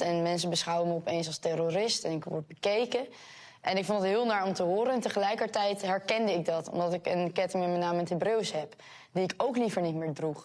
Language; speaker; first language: Dutch; native; Dutch